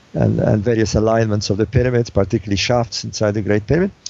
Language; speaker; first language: English; non-native, fluent; Arabic